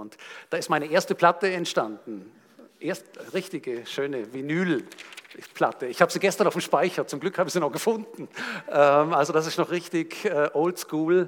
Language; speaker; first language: German; native; German